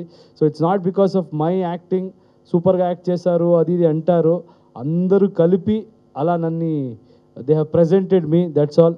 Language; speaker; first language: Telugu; non-native, learner; Kannada